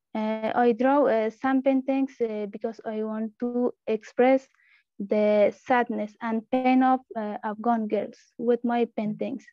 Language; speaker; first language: English; non-native, learner; Persian